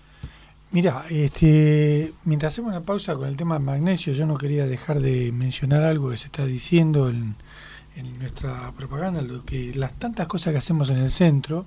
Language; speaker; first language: Spanish; native; Spanish